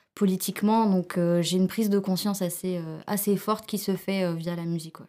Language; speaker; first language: French; early bilingual, other home language; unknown